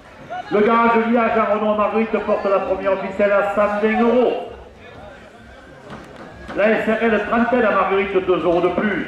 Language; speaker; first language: French; native; French